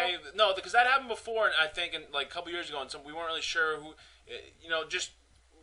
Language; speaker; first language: English; native; English